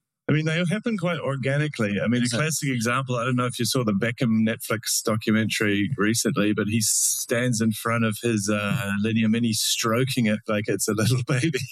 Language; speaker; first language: English; native; English